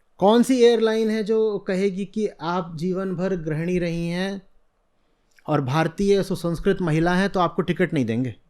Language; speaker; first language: Hindi; native; Hindi